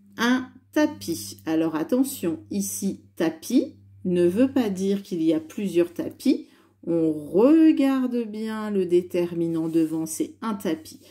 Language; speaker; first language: French; native; French